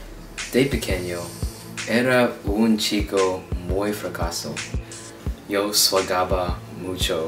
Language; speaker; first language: Spanish; non-native, learner; English